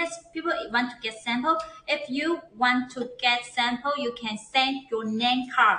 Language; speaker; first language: English; non-native, learner; Chinese